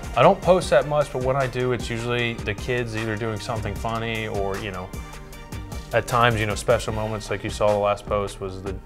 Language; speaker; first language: English; native; English